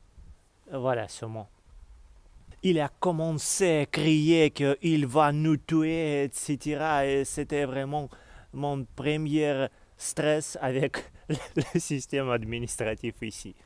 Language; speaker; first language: French; non-native, learner; Russian